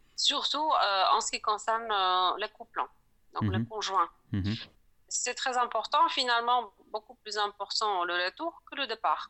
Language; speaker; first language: French; non-native, fluent; Polish